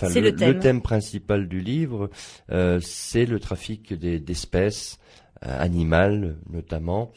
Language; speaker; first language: French; native; French